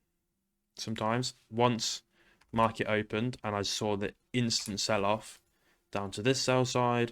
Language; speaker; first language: English; native; English